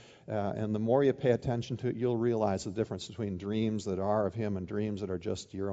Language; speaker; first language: English; native; English